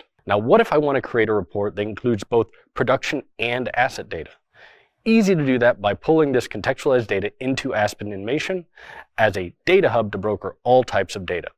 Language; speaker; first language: English; native; English